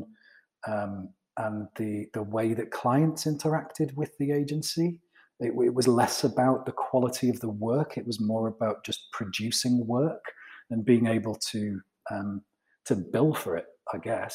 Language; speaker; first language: English; native; English